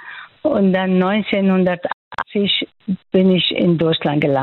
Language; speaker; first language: German; non-native, fluent; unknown